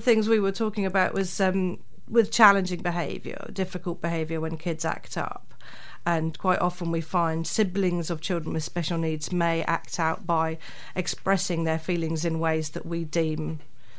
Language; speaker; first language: English; native; English